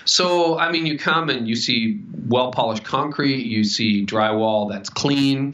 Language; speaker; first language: English; native; English